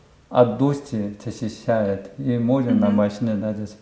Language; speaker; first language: Russian; non-native, learner; Korean